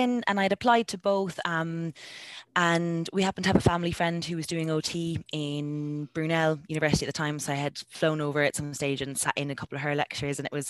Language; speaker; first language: English; native; English